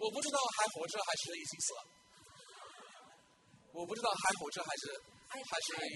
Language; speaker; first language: Chinese; non-native, fluent; English